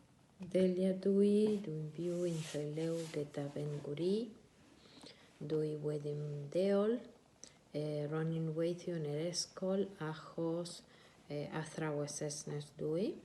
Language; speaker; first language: Welsh; non-native, learner; Spanish